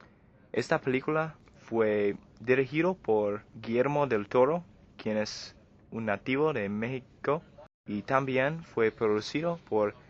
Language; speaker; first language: Spanish; non-native, learner; English